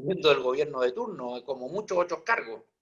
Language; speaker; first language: Spanish; native; Spanish